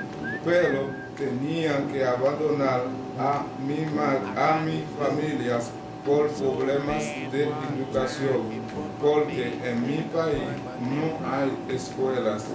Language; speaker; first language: Spanish; non-native, local second language; Haitian Creole